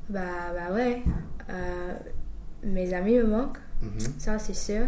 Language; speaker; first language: French; non-native, fluent; English